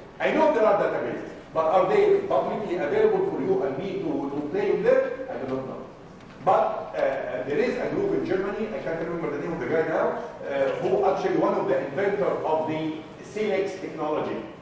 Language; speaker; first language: English; non-native, fluent; Arabic